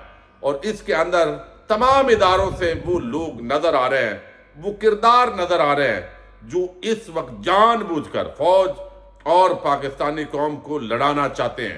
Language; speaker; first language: Urdu; native; Urdu